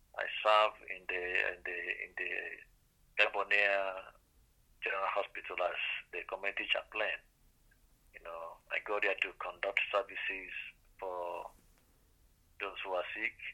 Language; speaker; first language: English; non-native, local second language; Igbo